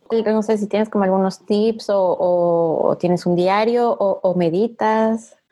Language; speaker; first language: Spanish; native; Spanish